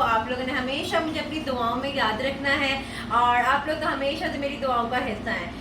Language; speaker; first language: Urdu; native; Urdu